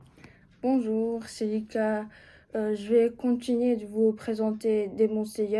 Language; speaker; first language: French; non-native, fluent; Japanese